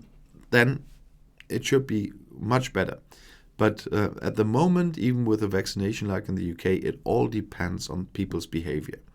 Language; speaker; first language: English; non-native, fluent; German